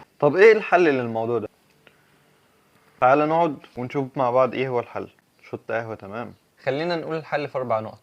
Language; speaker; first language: Arabic; native; Arabic